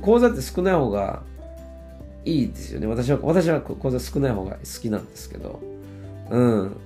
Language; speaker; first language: Japanese; native; Japanese